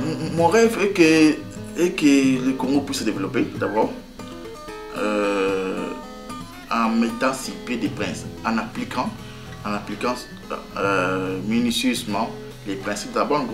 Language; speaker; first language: French; non-native, local second language; Lingala